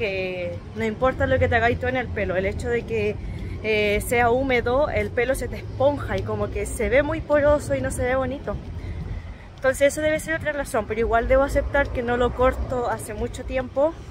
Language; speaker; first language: Spanish; native; Spanish